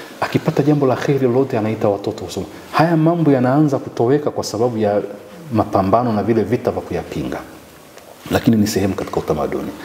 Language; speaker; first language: Swahili; native; Swahili